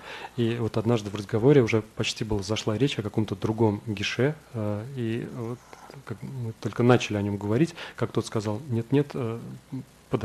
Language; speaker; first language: Russian; native; Russian